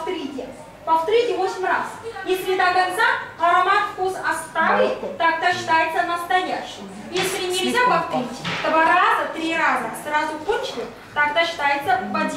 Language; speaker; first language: Russian; non-native, learner; Chinese